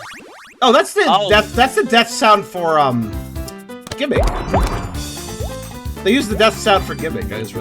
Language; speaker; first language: English; native; English